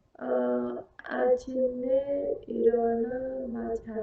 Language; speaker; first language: Korean; non-native, learner; Vietnamese